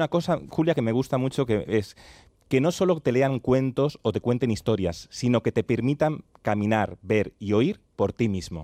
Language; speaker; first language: Spanish; native; Spanish